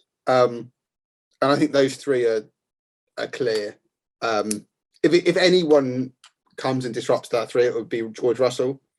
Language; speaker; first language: English; native; English